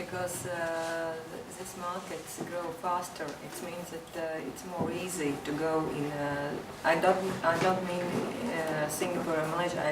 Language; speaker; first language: English; non-native, learner; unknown